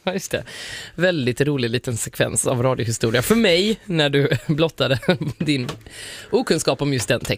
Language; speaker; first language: Swedish; native; Swedish